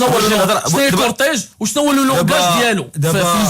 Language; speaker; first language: Arabic; native; Arabic